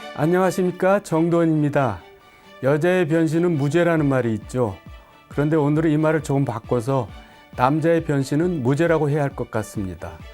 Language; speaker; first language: Korean; native; Korean